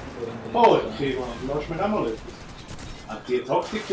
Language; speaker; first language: German; native; German